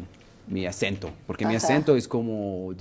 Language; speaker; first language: Spanish; non-native, learner; Arabic